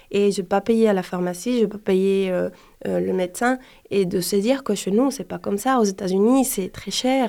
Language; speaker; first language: French; non-native, fluent; Spanish